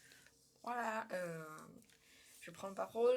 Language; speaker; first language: French; non-native, learner; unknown